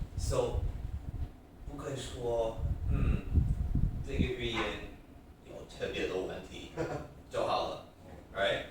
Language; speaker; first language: Chinese; non-native, learner; English